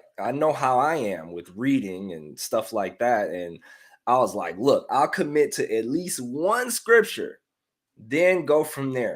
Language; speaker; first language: English; native; English